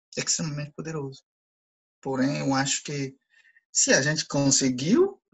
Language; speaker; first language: Portuguese; non-native, fluent; Ewe